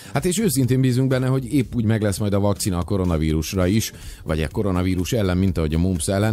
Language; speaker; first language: Hungarian; native; Hungarian